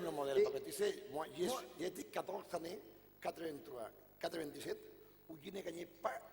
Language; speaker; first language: French; non-native, fluent; Catalan